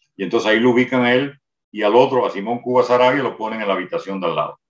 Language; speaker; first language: Spanish; native; Spanish